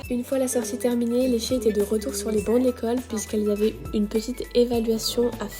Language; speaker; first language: French; native; French